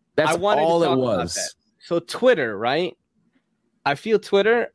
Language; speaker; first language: English; early bilingual, other home language; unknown